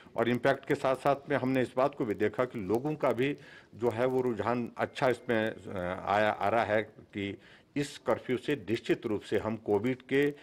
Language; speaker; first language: Hindi; native; Hindi